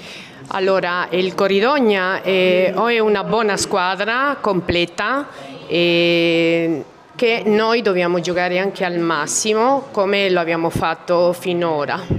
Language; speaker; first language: Italian; non-native, fluent; Spanish